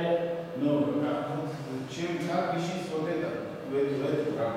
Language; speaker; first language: Russian; non-native, learner; Bulgarian